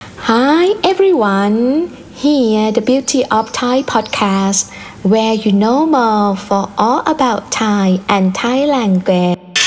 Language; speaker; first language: English; non-native, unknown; Thai